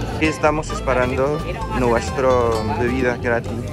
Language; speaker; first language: Spanish; non-native, learner; Filipino